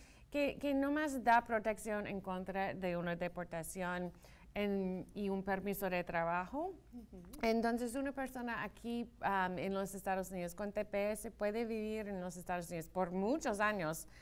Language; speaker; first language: Spanish; non-native, fluent; English